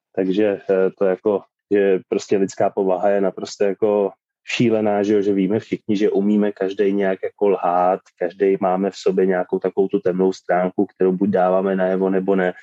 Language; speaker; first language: Czech; native; Czech